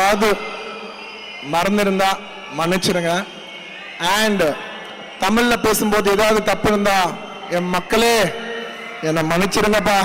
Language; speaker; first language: Tamil; non-native, local second language; Telugu